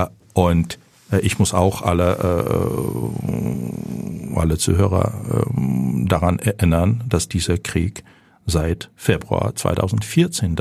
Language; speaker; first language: German; non-native, fluent; Ukrainian